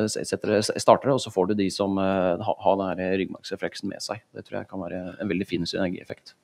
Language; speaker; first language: Norwegian; native; Norwegian